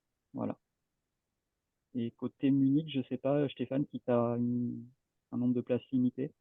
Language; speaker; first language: French; native; French